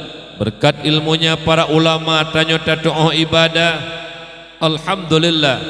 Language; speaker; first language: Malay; non-native, local second language; Achinese